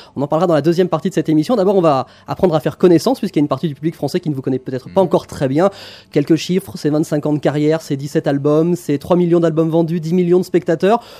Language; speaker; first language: French; native; French